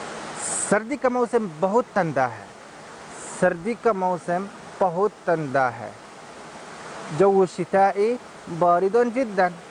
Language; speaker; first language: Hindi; non-native, learner; Arabic